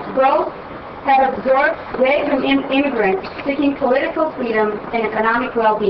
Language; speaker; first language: English; non-native, fluent; Hebrew